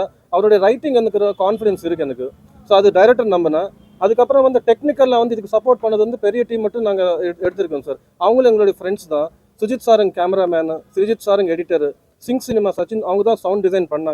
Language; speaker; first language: Tamil; non-native, fluent; Telugu